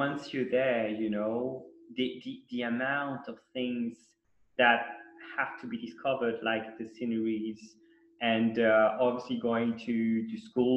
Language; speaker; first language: English; non-native, fluent; Italian